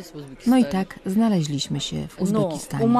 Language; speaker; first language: Polish; early bilingual, heritage; Russian